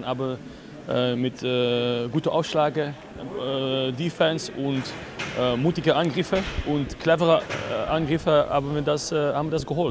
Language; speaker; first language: German; non-native, fluent; Dutch